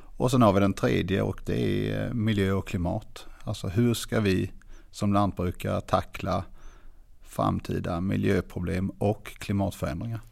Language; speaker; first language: Swedish; native; Swedish